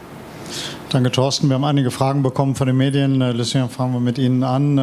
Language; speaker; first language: German; native; German